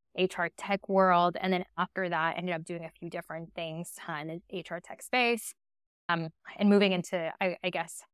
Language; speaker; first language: English; early bilingual, other home language; Spanish